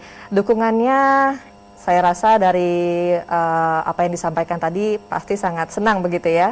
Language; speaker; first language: Indonesian; native; Indonesian